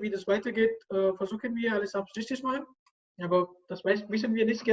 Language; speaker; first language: German; non-native, learner; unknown